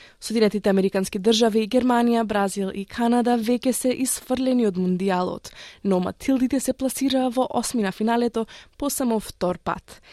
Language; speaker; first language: Macedonian; native; Macedonian